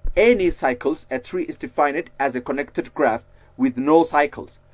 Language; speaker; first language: English; non-native, local second language; Amharic